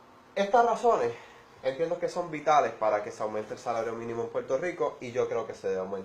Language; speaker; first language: Spanish; native; Spanish